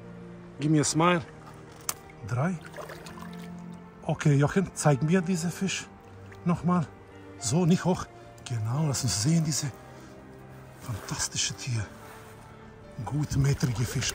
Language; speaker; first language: German; non-native, learner; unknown